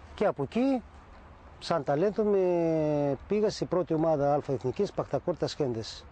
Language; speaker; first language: Greek; early bilingual, heritage; Greek